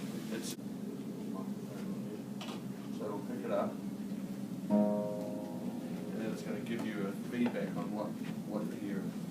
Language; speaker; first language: English; native; English